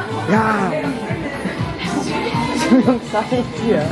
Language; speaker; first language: Korean; non-native, learner; Vietnamese